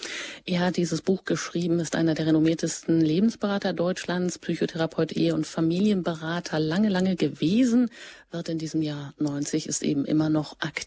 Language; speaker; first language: German; native; German